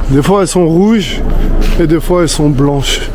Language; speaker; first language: French; native; French